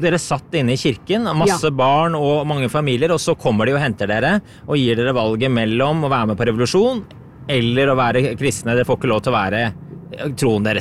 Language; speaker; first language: Norwegian; native; Norwegian